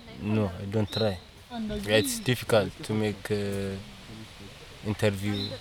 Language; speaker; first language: English; non-native, learner; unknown